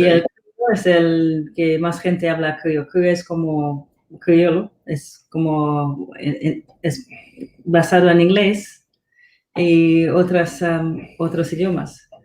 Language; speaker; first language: Spanish; non-native, fluent; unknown